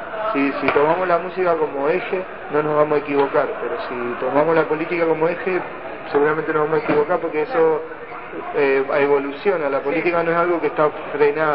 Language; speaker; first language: Spanish; native; Spanish